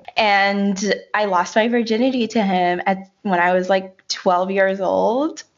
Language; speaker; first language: English; early bilingual, other home language; Haitian Creole